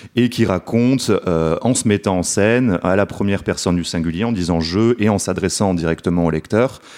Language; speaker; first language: French; native; French